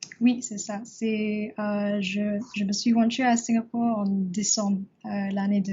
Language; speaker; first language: French; non-native, learner; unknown